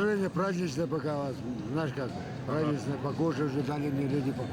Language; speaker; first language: Russian; non-native, local second language; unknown